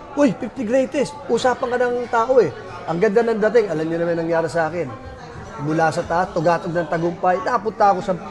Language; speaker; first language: Filipino; native; Filipino